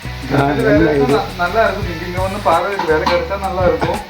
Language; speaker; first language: Tamil; non-native, learner; Malayalam